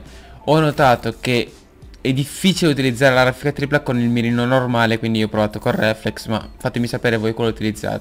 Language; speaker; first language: Italian; native; Italian